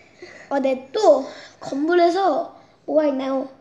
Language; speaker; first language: Korean; early bilingual, heritage; Korean